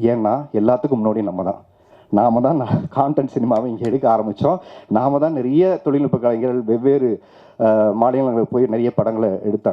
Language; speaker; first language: Tamil; native; Tamil